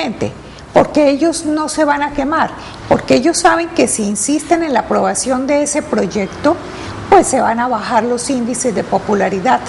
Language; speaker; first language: Spanish; native; Spanish